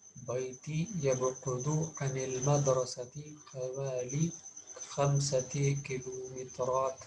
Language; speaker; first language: Arabic; non-native, fluent; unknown